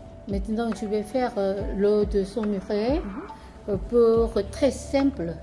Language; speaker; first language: French; non-native, learner; Korean